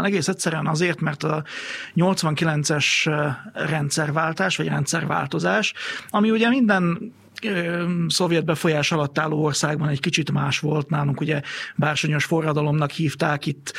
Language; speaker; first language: Hungarian; native; Hungarian